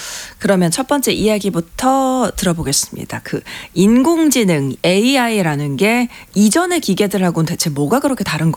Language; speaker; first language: Korean; native; Korean